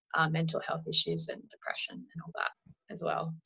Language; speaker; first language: English; native; English